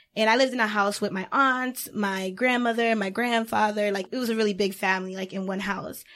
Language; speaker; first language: English; native; English